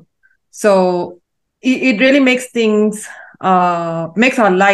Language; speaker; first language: English; non-native, local second language; Tamil